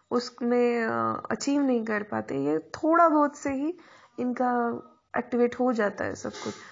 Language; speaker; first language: Hindi; non-native, local second language; Marathi